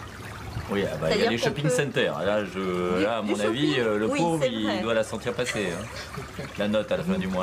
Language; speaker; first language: French; native; French